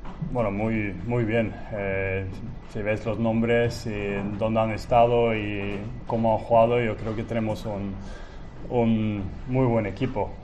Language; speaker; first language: Spanish; non-native, fluent; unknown